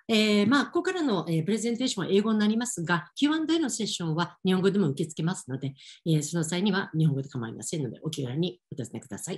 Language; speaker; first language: Japanese; native; Japanese